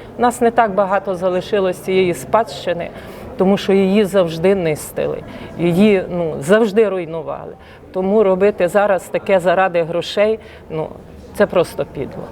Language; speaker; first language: Ukrainian; native; Ukrainian